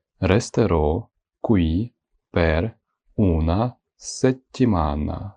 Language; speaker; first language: Italian; non-native, fluent; Ukrainian